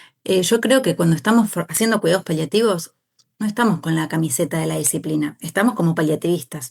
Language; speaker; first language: Spanish; native; Spanish